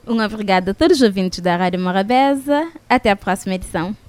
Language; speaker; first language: Portuguese; non-native, local second language; Kabuverdianu